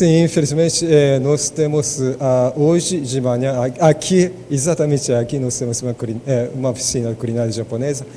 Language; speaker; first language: Portuguese; non-native, fluent; Japanese